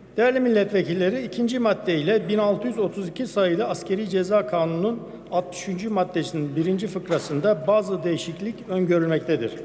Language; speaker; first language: Turkish; non-native, local second language; Kurdish